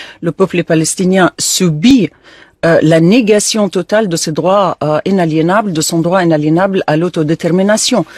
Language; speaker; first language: French; non-native, fluent; Arabic